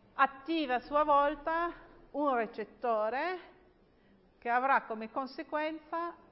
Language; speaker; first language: Italian; native; Italian